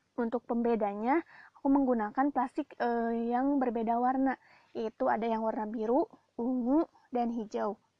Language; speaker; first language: Indonesian; native; Indonesian